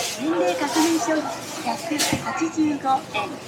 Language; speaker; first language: Japanese; native; Japanese